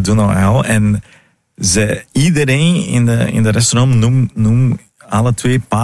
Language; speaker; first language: Dutch; non-native, fluent; Portuguese